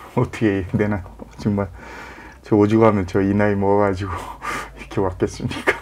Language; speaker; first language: Korean; native; Korean